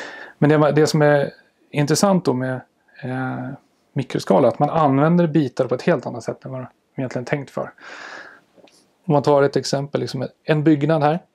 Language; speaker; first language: Swedish; native; Swedish